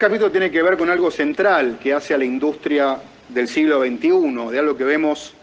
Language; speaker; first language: Spanish; native; Spanish